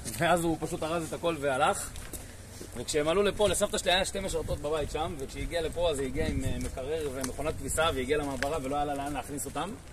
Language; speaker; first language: Hebrew; native; Hebrew